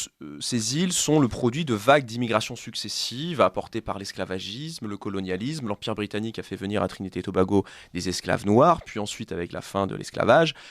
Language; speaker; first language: French; native; French